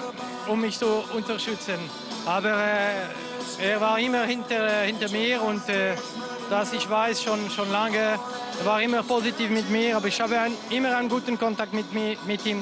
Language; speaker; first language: German; non-native, local second language; French